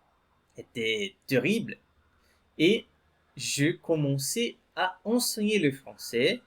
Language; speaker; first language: French; non-native, fluent; Portuguese